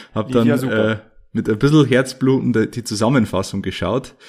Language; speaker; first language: German; native; German